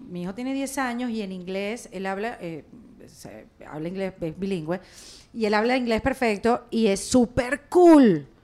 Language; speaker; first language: Spanish; native; Spanish